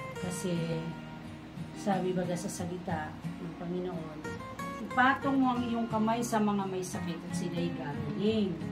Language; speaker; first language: Filipino; native; Filipino